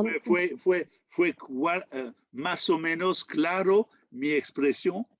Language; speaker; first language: Spanish; non-native, learner; French